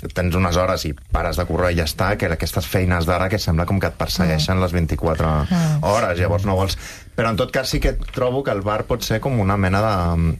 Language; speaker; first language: Catalan; native; Catalan